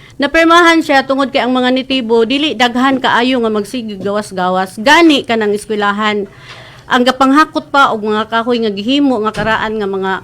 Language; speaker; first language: Cebuano; non-native, local second language; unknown